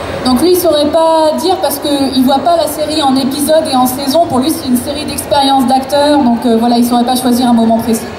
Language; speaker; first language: French; native; French